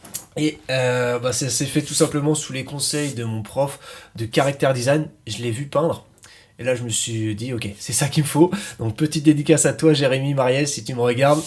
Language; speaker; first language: French; native; French